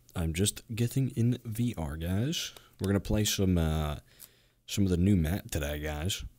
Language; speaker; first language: English; native; English